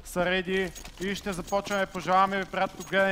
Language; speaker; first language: Bulgarian; native; Bulgarian